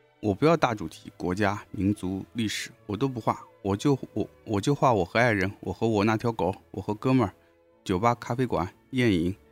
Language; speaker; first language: Chinese; native; Chinese